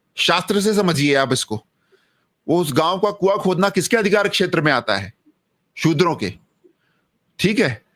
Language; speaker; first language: Hindi; native; Hindi